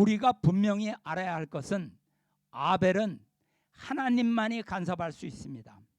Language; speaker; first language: Korean; native; Korean